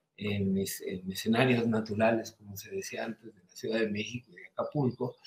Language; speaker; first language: Spanish; native; Spanish